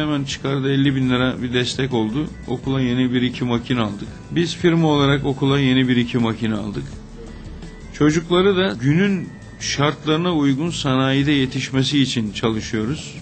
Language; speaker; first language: Turkish; native; Turkish